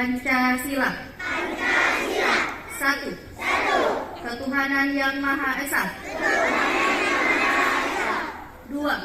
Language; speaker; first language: Indonesian; native; Indonesian